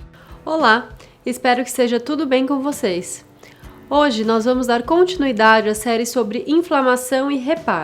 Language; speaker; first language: Portuguese; native; Portuguese